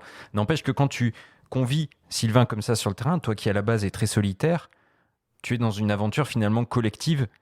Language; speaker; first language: French; native; French